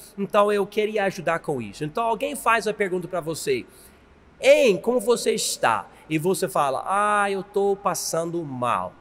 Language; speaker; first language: Portuguese; non-native, fluent; English